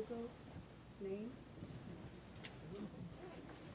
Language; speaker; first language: English; early bilingual, other home language; Spanish